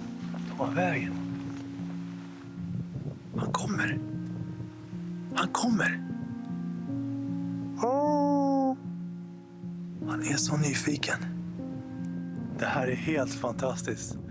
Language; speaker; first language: Swedish; native; Swedish